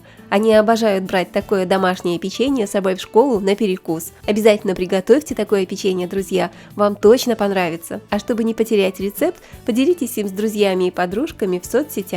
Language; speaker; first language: Russian; native; Russian